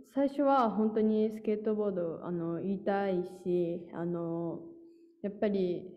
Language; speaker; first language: Japanese; native; Japanese